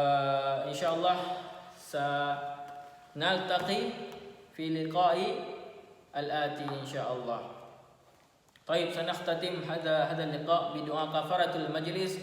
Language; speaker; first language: Arabic; non-native, fluent; Indonesian